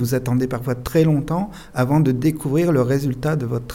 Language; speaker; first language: French; native; French